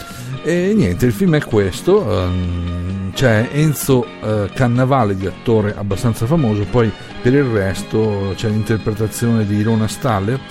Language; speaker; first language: Italian; native; Italian